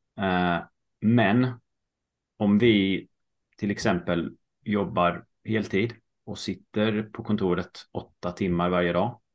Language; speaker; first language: Swedish; early bilingual, heritage; Swedish